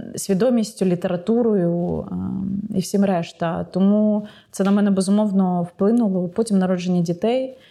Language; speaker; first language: Ukrainian; non-native, local second language; Russian